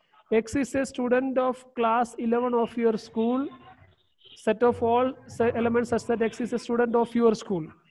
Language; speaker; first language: English; non-native, local second language; Malayalam